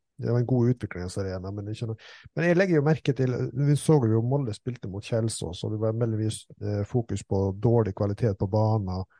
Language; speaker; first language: Norwegian; native; Norwegian